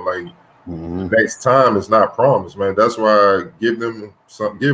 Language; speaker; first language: English; native; English